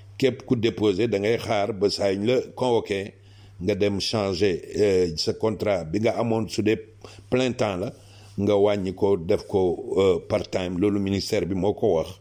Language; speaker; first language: Wolof; non-native, local second language; Serer